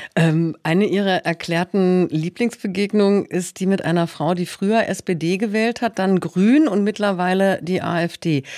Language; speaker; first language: German; native; German